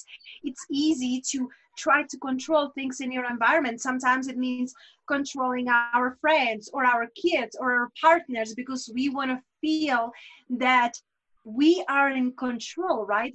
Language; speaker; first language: English; non-native, fluent; Czech